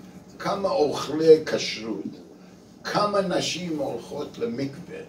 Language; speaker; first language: Hebrew; non-native, fluent; English